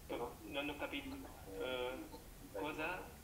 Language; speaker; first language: Italian; non-native, learner; French